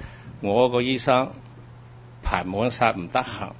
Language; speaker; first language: Cantonese; early bilingual, heritage; Cantonese